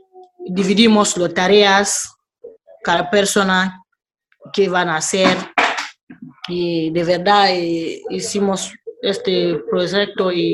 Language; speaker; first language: Spanish; non-native, learner; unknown